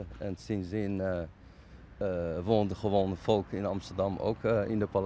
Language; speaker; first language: Dutch; non-native, fluent; Persian